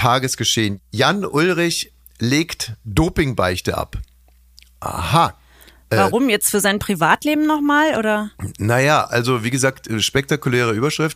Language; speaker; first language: German; native; German